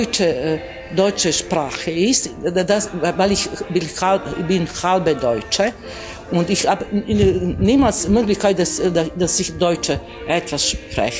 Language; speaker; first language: German; non-native, learner; Serbian